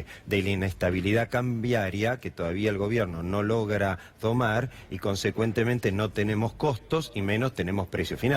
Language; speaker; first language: Spanish; native; Spanish